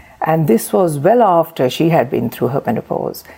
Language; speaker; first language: English; non-native, local second language; Urdu